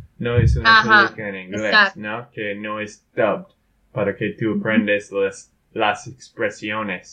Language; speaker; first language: Spanish; non-native, learner; English